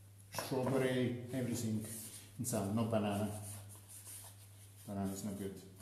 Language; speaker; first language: English; non-native, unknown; Italian